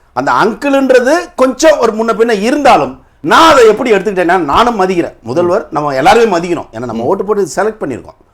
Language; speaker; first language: Tamil; native; Tamil